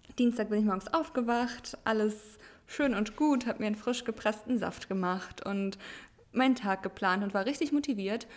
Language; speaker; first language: German; early bilingual, other home language; Russian